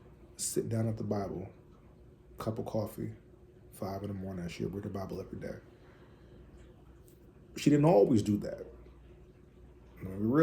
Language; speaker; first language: English; native; English